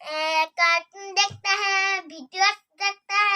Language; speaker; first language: Hindi; non-native, local second language; Assamese